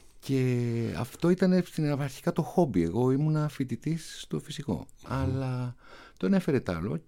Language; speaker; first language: Greek; native; Greek